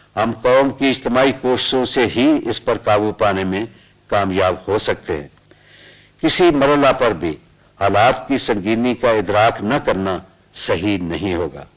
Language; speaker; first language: Urdu; non-native, local second language; Punjabi